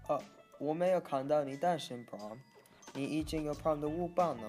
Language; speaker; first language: Chinese; non-native, learner; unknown